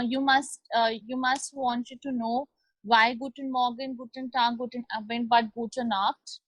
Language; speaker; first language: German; non-native, fluent; Hindi